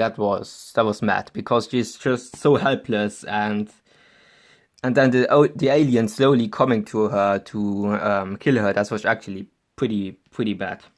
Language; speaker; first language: English; non-native, fluent; German